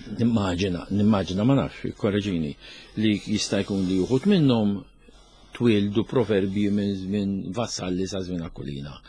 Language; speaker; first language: Maltese; native; Maltese